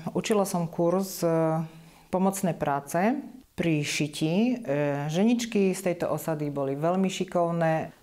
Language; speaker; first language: Slovak; native; Slovak